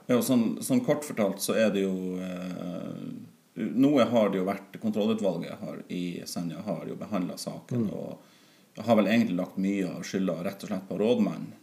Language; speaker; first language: Norwegian; native; Norwegian